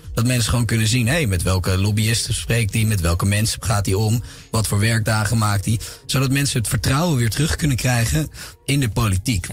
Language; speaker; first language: Dutch; native; Dutch